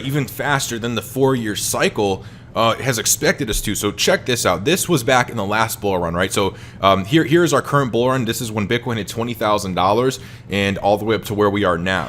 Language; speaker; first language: English; native; English